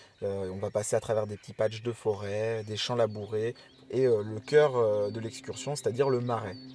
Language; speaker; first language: French; native; French